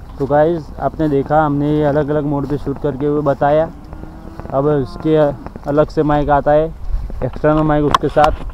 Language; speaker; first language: Hindi; non-native, local second language; Gujarati